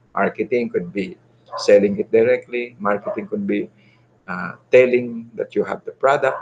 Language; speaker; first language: English; non-native, local second language; Filipino